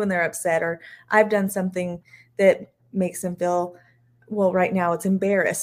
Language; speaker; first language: English; native; English